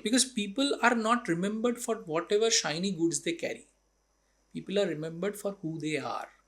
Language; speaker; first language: English; non-native, local second language; Bangla